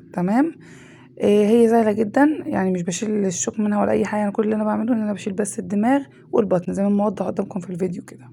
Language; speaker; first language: Arabic; native; Arabic